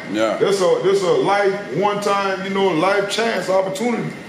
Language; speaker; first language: English; native; English